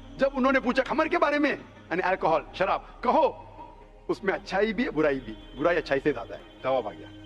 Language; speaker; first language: Hindi; non-native, local second language; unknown